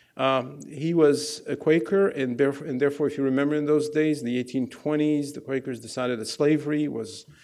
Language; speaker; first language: English; non-native, fluent; Arabic